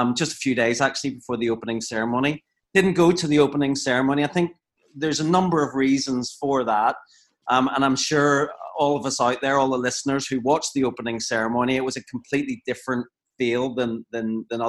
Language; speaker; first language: English; native; English